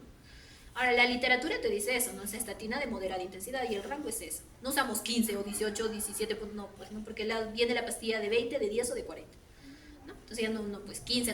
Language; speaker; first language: Spanish; native; Spanish